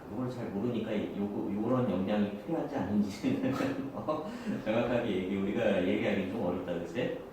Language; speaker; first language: Korean; native; Korean